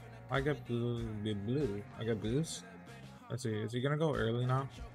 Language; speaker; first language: English; early bilingual, other home language; Spanish